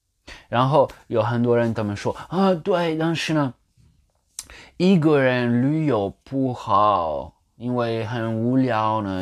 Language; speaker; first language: Chinese; non-native, learner; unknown